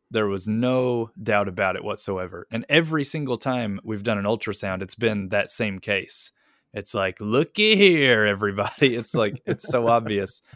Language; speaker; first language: English; native; English